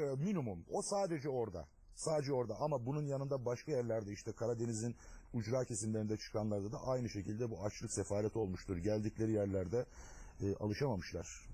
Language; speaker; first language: Turkish; non-native, local second language; Adyghe